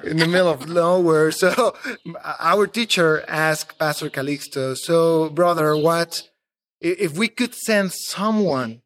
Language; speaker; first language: English; non-native, fluent; Spanish